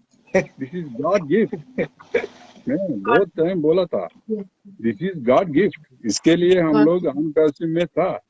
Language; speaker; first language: Hindi; non-native, local second language; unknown